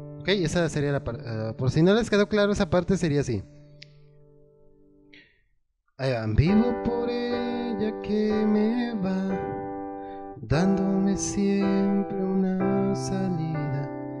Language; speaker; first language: Spanish; native; Spanish